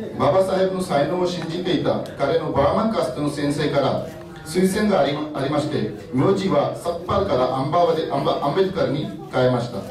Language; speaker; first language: Japanese; non-native, fluent; Marathi